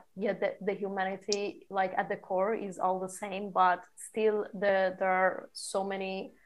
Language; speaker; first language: English; non-native, fluent; Persian